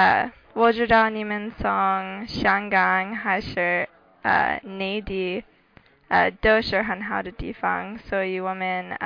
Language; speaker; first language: Chinese; non-native, learner; English